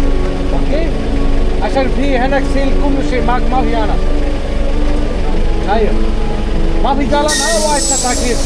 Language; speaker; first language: Arabic; non-native, learner; Bangla